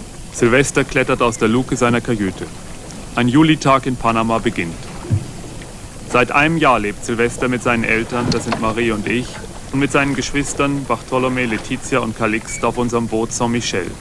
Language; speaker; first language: German; native; German